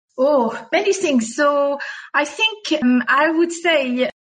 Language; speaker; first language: English; non-native, fluent; French